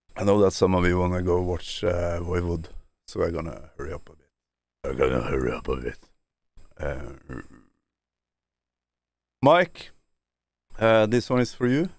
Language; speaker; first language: English; non-native, fluent; Norwegian